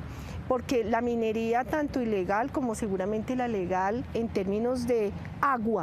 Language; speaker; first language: Spanish; native; Spanish